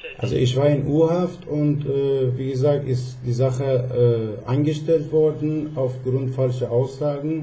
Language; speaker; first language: German; non-native, fluent; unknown